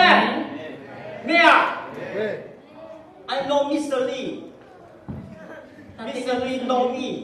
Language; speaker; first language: English; non-native, learner; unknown